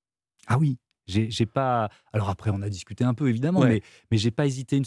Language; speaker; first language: French; native; French